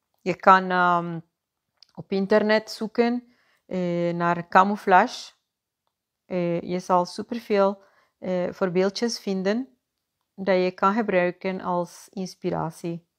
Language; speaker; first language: Dutch; non-native, fluent; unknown